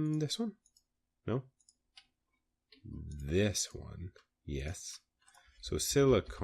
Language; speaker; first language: English; native; English